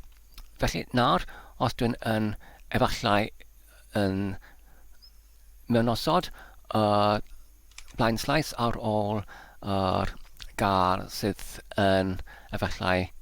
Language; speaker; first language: Welsh; non-native, learner; Polish